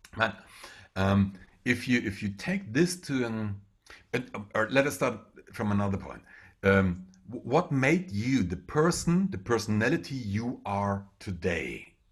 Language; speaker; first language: English; non-native, fluent; German